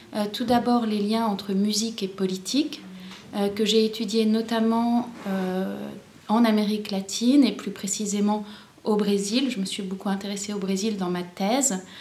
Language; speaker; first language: French; native; French